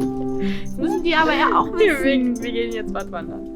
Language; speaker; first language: German; native; German